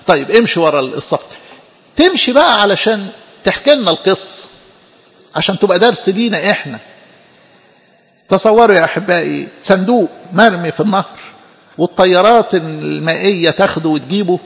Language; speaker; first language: Arabic; native; Arabic